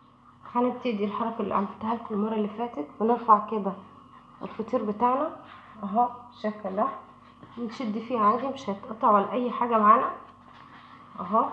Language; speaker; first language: Arabic; native; Arabic